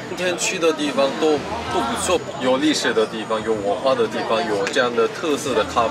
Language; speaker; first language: Chinese; non-native, fluent; Korean